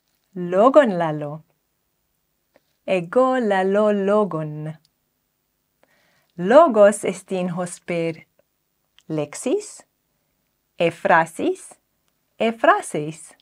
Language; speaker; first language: Greek; non-native, fluent; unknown